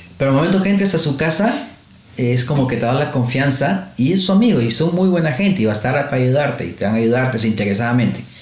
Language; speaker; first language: Spanish; native; Spanish